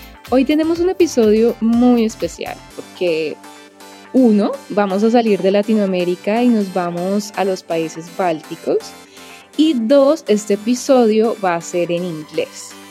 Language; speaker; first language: Spanish; native; Spanish